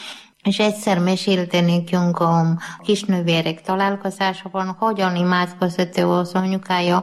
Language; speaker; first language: Hungarian; non-native, learner; Malayalam